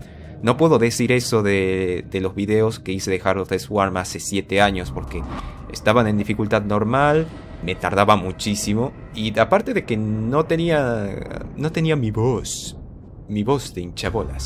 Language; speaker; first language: Spanish; native; Spanish